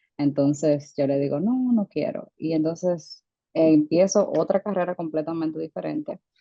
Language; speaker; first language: Spanish; early bilingual, heritage; Spanish